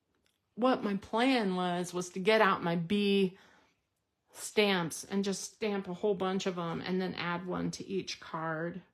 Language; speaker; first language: English; native; English